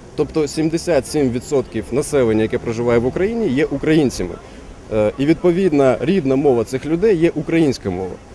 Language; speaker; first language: Ukrainian; native; Ukrainian